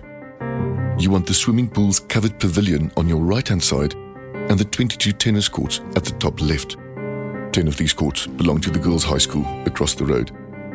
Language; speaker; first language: English; non-native, local second language; Dutch